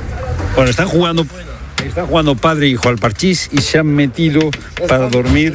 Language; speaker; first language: Spanish; native; Spanish